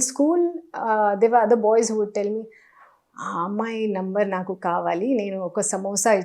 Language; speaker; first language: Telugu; non-native, learner; Hindi